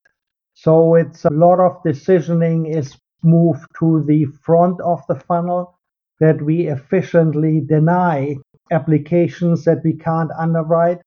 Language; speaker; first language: English; non-native, fluent; German